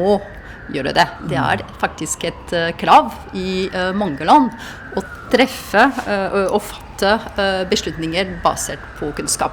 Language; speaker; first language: Norwegian; non-native, fluent; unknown